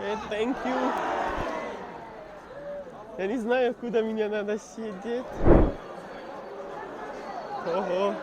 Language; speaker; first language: Russian; non-native, learner; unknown